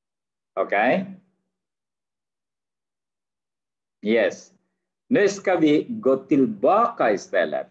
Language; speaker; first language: Swedish; non-native, fluent; Arabic